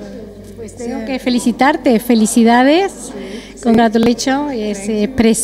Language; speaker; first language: Spanish; native; Spanish